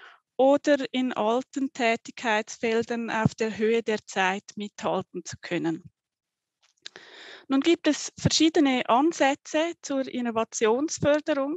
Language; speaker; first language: German; native; German